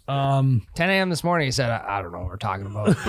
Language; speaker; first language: English; native; English